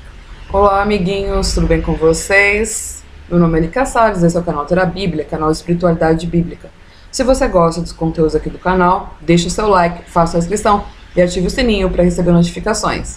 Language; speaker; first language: Portuguese; native; Portuguese